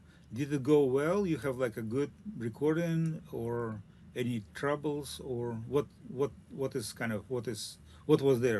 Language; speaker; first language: English; non-native, learner; Russian